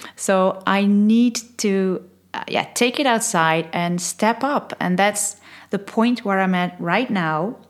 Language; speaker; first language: English; non-native, fluent; Dutch